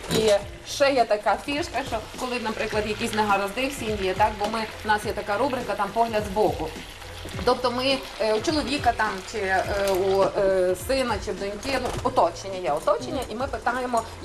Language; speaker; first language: Ukrainian; native; Ukrainian